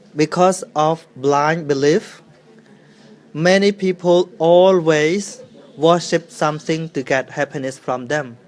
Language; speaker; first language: English; non-native, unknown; Khmer